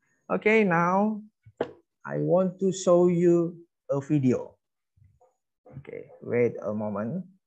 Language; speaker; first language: English; non-native, learner; Indonesian